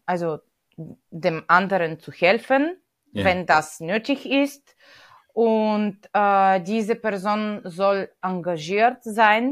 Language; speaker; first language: German; non-native, fluent; Bulgarian